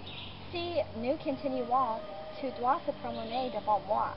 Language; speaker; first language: French; non-native, learner; English